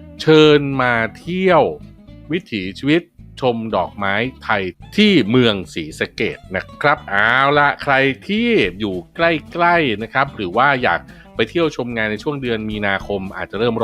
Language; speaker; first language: Thai; native; Thai